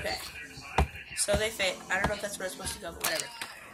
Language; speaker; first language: English; native; English